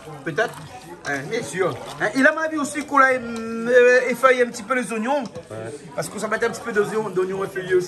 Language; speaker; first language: French; native; French